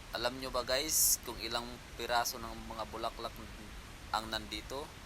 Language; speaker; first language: Filipino; native; Filipino